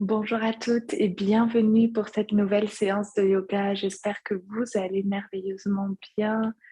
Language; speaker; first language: French; native; French